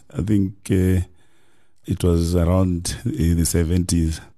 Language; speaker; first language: English; non-native, local second language; Shona